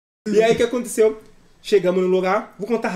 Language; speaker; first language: Portuguese; native; Portuguese